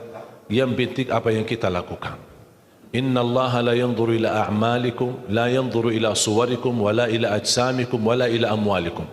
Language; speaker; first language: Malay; non-native, fluent; Arabic